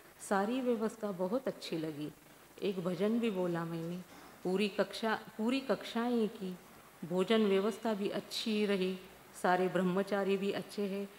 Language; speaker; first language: Hindi; non-native, local second language; Marathi